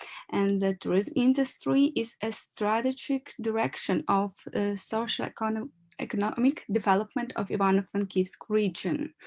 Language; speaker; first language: English; non-native, learner; Ukrainian